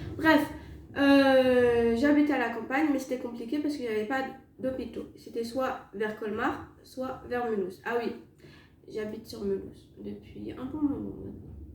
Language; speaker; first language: French; native; French